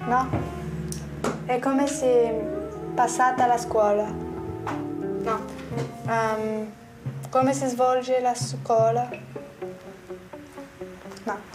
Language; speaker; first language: Italian; non-native, learner; French